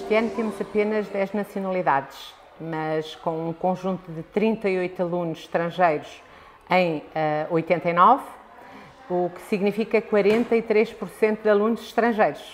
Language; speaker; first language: Portuguese; native; Portuguese